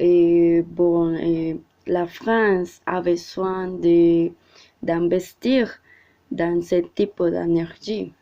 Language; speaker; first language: French; non-native, learner; Spanish